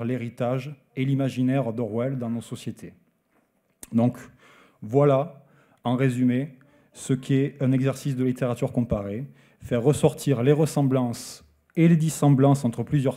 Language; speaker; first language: French; native; French